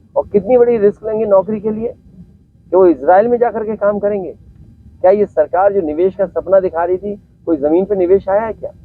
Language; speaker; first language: Hindi; native; Hindi